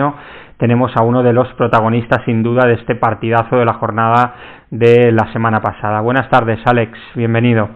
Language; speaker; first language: Spanish; native; Spanish